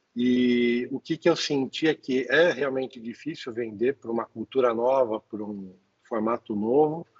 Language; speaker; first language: Portuguese; native; Portuguese